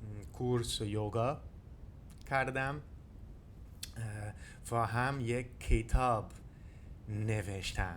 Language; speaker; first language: Persian; non-native, learner; Dutch